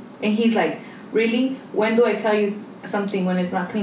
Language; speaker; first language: English; early bilingual, other home language; Spanish